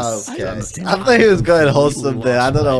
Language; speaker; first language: English; native; English